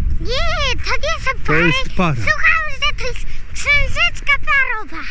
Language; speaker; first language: Polish; early bilingual, heritage; Polish